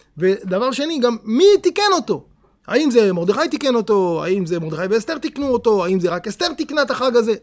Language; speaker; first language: Hebrew; native; Hebrew